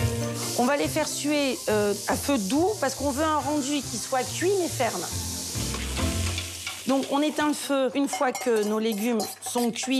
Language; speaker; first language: French; native; French